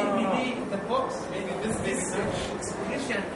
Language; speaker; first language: English; non-native, learner; Arabic